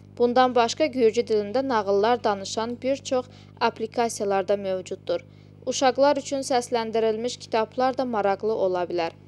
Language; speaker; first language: Azerbaijani; non-native, local second language; Georgian